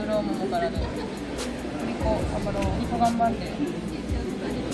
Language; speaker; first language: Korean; non-native, learner; Japanese